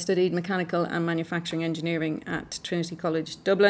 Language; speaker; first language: English; native; English